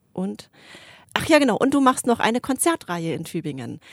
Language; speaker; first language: German; native; German